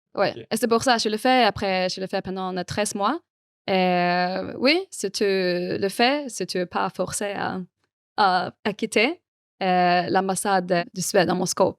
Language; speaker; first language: French; non-native, fluent; Swedish